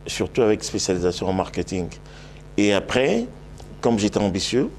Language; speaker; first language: French; non-native, local second language; Lingala